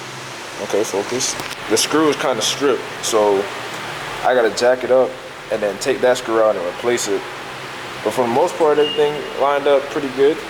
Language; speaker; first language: English; native; English